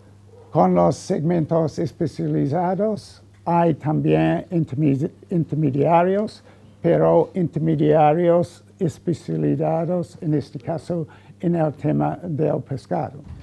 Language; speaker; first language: Spanish; non-native, fluent; English